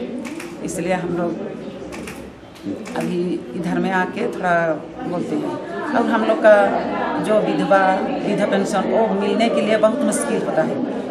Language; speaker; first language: Hindi; non-native, local second language; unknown